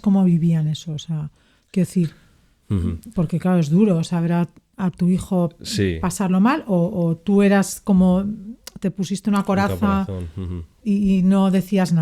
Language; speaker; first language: Spanish; native; Spanish